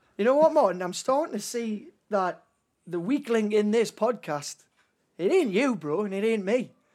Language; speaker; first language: English; native; English